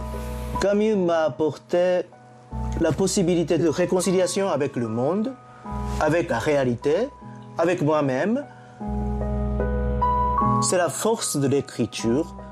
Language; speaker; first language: French; non-native, fluent; Japanese